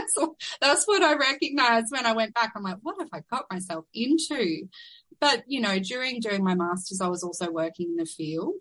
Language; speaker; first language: English; native; English